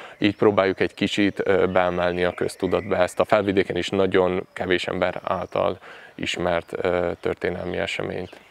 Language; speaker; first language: Hungarian; native; Hungarian